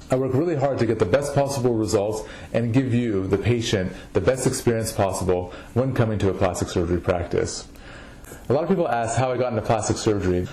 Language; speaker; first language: English; native; English